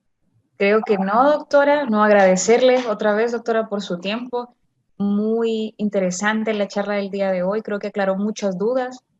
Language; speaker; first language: Spanish; native; Spanish